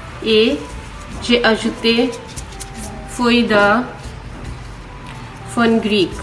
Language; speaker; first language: French; non-native, learner; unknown